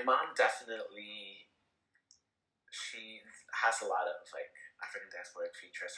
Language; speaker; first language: English; early bilingual, other home language; Spanish